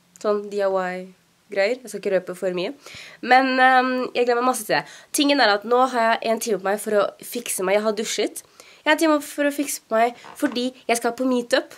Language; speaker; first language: Norwegian; native; Norwegian